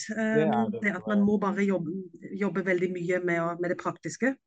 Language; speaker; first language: Norwegian; non-native, fluent; German